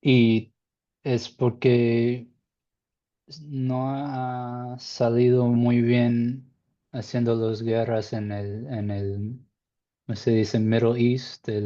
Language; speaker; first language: Spanish; non-native, learner; English